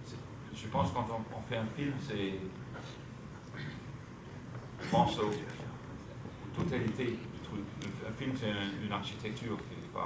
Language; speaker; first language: French; non-native, fluent; Danish